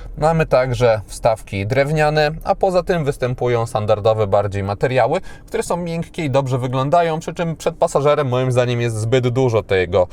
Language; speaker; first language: Polish; native; Polish